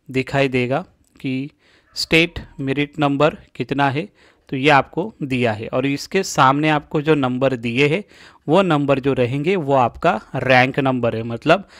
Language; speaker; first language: Hindi; non-native, local second language; Marathi